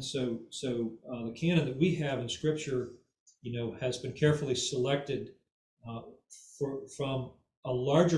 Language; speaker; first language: English; native; English